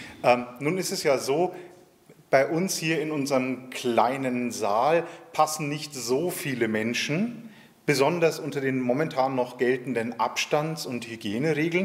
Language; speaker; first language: German; native; German